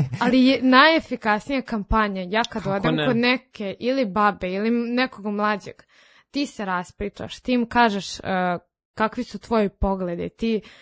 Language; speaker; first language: Serbian; non-native, local second language; Rusyn